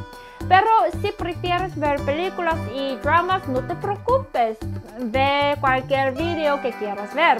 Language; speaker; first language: Spanish; non-native, fluent; Korean